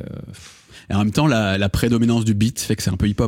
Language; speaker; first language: French; native; French